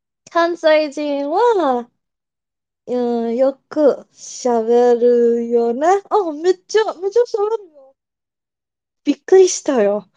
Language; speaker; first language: Japanese; non-native, learner; English